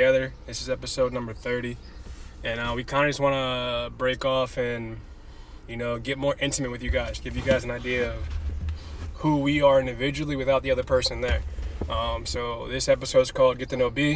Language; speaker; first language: English; native; English